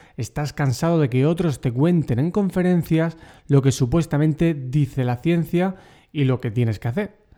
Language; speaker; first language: Spanish; native; Spanish